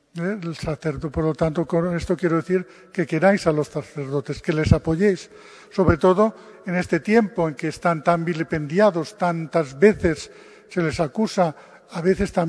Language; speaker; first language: Spanish; non-native, local second language; Catalan